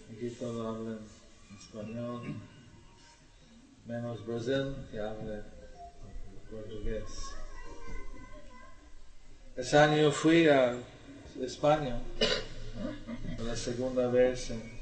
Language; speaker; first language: Spanish; non-native, learner; English